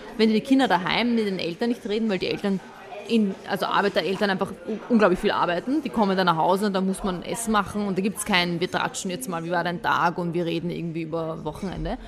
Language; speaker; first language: German; early bilingual, other home language; Bosnian